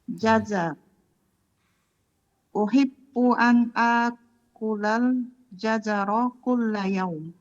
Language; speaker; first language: Arabic; non-native, learner; Indonesian